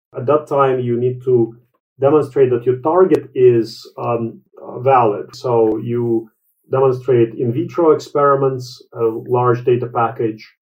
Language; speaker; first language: English; non-native, fluent; Latvian